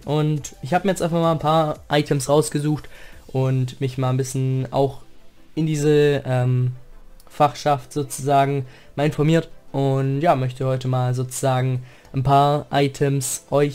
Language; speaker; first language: German; native; German